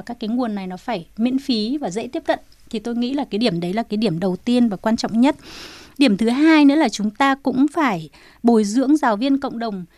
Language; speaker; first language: Vietnamese; native; Vietnamese